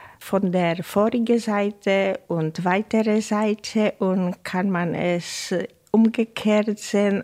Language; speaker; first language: German; non-native, fluent; Czech